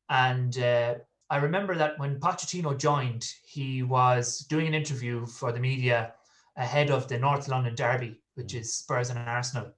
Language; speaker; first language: English; native; English